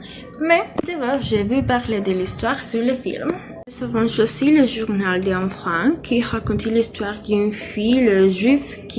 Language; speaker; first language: French; non-native, learner; Spanish